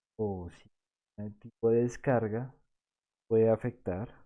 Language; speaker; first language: Spanish; native; Spanish